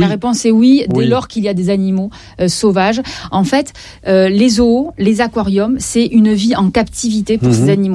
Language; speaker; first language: French; native; French